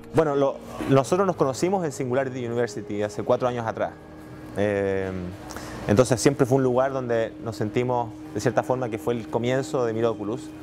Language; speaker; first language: Spanish; native; Spanish